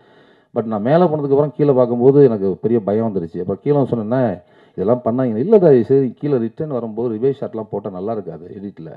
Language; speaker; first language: Tamil; native; Tamil